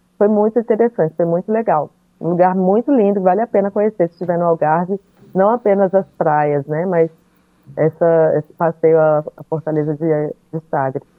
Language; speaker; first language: Portuguese; native; Portuguese